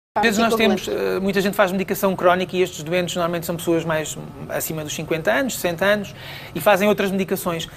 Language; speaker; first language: Portuguese; native; Portuguese